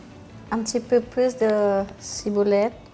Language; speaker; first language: French; non-native, learner; Thai